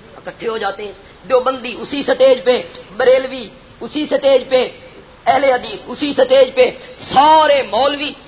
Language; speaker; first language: Urdu; non-native, local second language; Punjabi